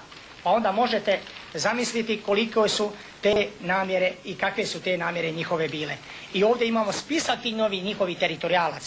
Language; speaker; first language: Bosnian; native; Bosnian